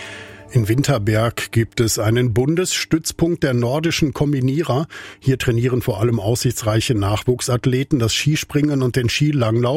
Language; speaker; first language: German; native; German